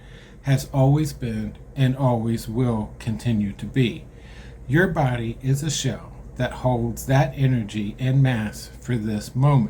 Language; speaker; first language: English; native; English